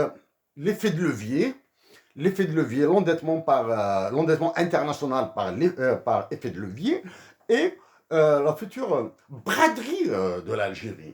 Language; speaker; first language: French; native; French